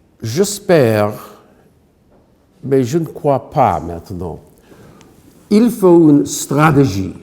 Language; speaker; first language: French; non-native, fluent; English